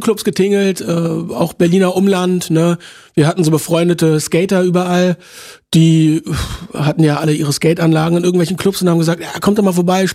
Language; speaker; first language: German; native; German